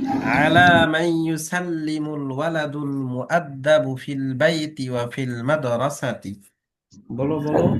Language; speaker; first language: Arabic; non-native, fluent; Bangla